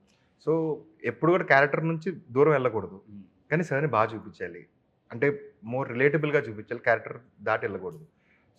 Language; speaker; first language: Telugu; native; Telugu